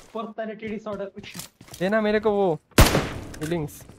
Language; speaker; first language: Hindi; non-native, local second language; Bangla